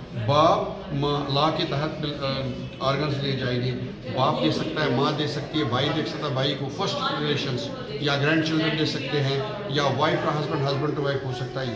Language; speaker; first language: Urdu; non-native, local second language; Kashmiri